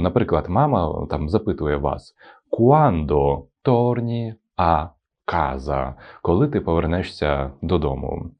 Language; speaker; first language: Ukrainian; non-native, local second language; Russian